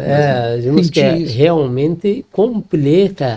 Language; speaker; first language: Portuguese; non-native, learner; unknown